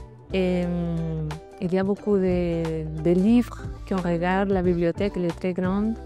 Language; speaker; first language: French; non-native, fluent; Spanish